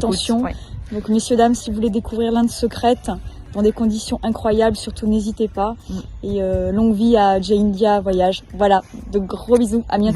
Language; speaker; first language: French; native; French